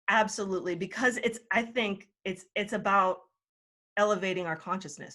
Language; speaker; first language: English; native; English